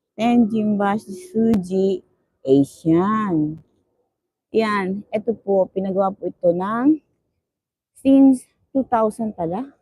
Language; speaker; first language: Filipino; native; Filipino